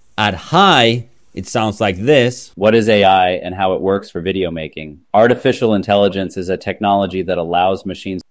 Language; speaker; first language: English; non-native, fluent; Norwegian